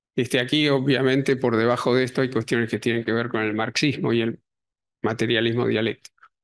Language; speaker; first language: Spanish; native; Spanish